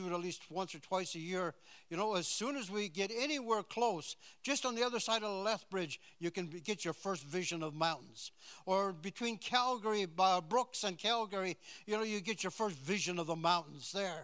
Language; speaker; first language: English; native; English